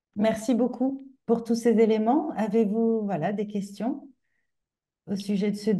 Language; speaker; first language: French; native; French